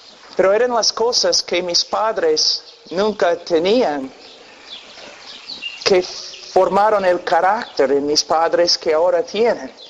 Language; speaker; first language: Spanish; non-native, fluent; English